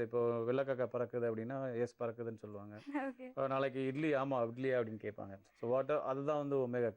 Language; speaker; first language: Tamil; native; Tamil